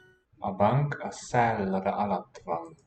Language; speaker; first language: Hungarian; non-native, learner; English